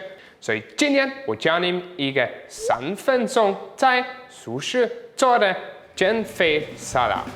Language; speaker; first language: Chinese; non-native, fluent; German